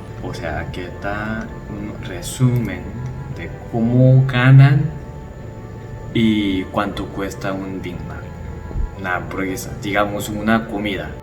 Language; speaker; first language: Spanish; non-native, learner; Korean